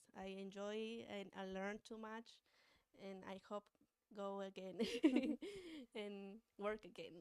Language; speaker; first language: English; non-native, learner; Spanish